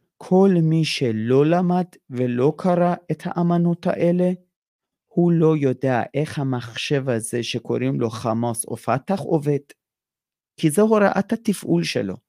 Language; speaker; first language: Hebrew; non-native, fluent; Persian